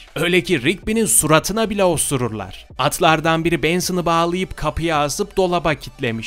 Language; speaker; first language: Turkish; native; Turkish